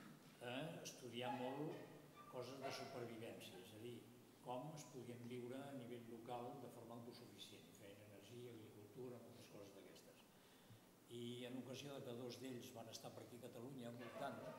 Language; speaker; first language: Catalan; native; Catalan